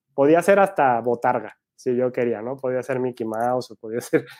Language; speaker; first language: Spanish; native; Spanish